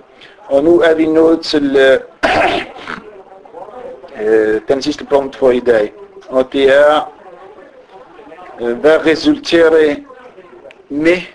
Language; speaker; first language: Danish; early bilingual, other home language; Arabic